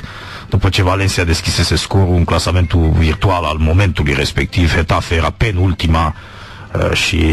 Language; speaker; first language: Romanian; native; Romanian